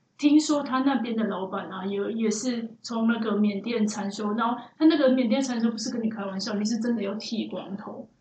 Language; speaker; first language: Chinese; native; Chinese